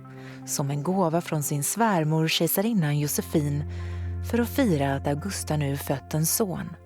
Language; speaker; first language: Swedish; native; Swedish